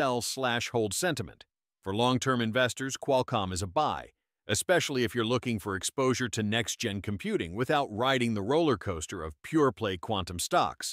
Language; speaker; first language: English; native; English